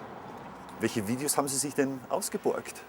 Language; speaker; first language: German; native; German